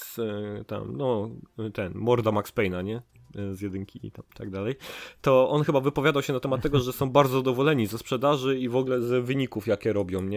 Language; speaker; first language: Polish; native; Polish